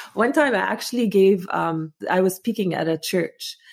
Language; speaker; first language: English; non-native, fluent; Arabic